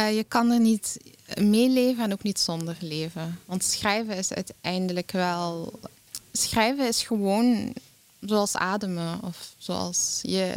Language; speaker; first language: Dutch; early bilingual, other home language; Arabic